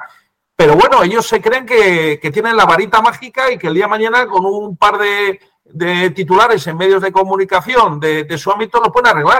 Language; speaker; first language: Spanish; native; Spanish